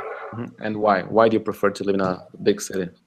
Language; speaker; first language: English; non-native, fluent; Russian